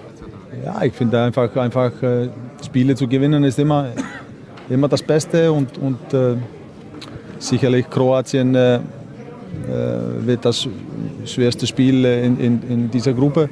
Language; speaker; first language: German; non-native, fluent; Icelandic